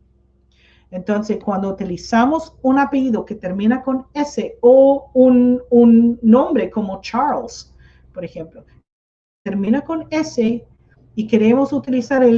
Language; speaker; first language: Spanish; non-native, fluent; English